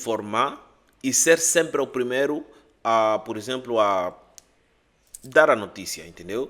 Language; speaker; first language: Portuguese; native; Portuguese